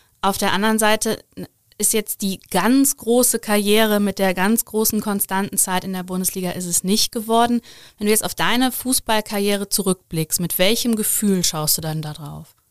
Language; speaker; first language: German; native; German